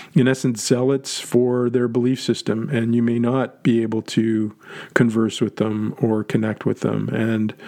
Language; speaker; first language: English; native; English